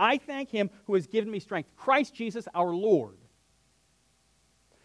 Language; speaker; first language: English; native; English